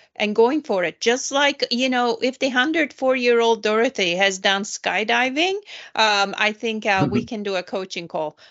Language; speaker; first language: English; non-native, fluent; Turkish